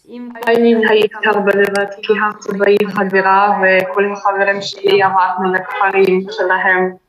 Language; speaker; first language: Hebrew; non-native, learner; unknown